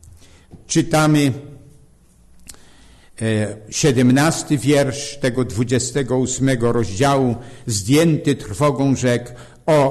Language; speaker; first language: Polish; native; Polish